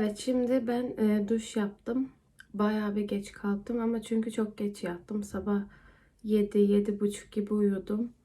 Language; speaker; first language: Turkish; early bilingual, heritage; Turkish